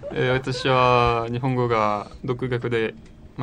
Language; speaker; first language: Japanese; non-native, learner; French